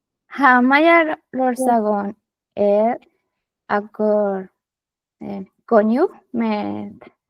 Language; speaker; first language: Hungarian; non-native, learner; Spanish